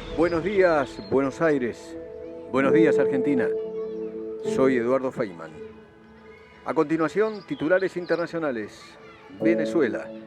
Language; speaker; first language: Spanish; native; Spanish